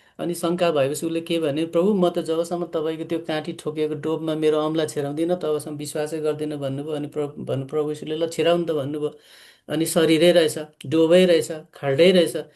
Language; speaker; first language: Nepali; native; Nepali